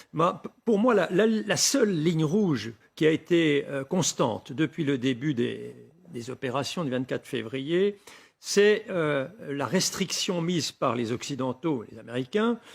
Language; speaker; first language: French; native; French